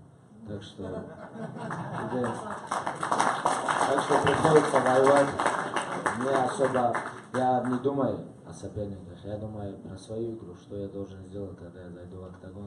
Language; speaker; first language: Russian; non-native, local second language; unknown